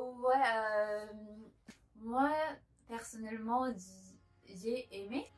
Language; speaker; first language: French; non-native, learner; Japanese